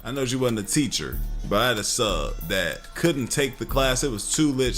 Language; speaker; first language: English; native; English